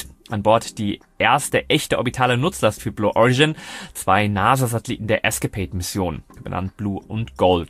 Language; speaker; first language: German; native; German